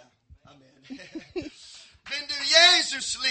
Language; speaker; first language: German; non-native, learner; English